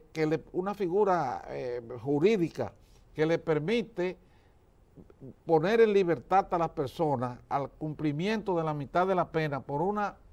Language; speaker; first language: Spanish; native; Spanish